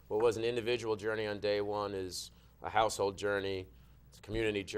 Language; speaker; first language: English; native; English